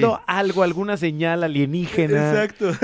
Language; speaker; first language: Spanish; native; Spanish